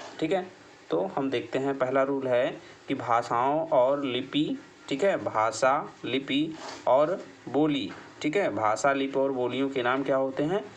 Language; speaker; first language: Hindi; native; Hindi